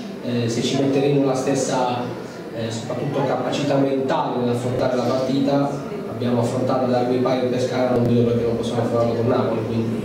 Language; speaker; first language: Italian; native; Italian